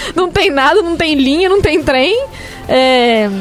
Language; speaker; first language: Portuguese; native; Portuguese